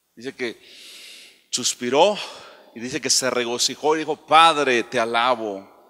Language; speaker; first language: Spanish; native; Spanish